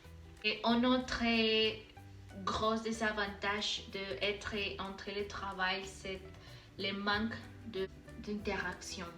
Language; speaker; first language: French; non-native, learner; Spanish